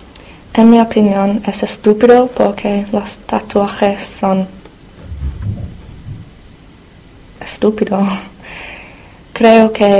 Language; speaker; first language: Spanish; non-native, learner; English